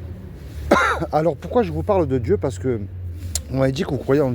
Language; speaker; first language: French; native; French